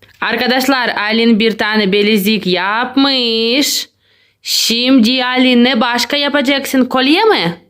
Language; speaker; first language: Turkish; non-native, learner; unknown